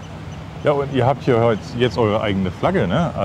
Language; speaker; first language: German; native; German